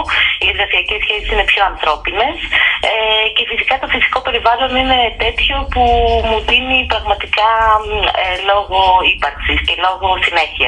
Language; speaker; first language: Greek; native; Greek